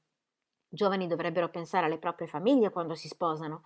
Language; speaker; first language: Italian; native; Italian